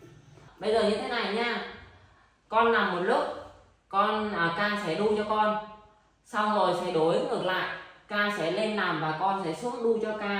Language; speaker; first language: Vietnamese; native; Vietnamese